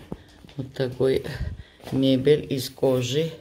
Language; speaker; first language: Russian; non-native, fluent; Georgian